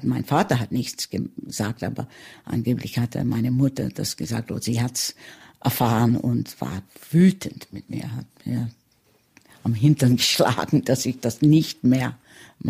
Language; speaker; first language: German; early bilingual, heritage; German